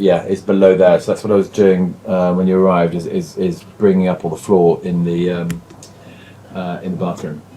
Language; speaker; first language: English; native; English